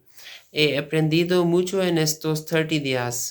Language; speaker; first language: Spanish; non-native, learner; Urdu